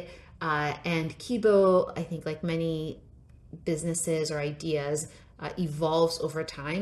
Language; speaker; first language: English; non-native, local second language; Yoruba